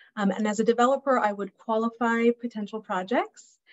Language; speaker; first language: English; native; English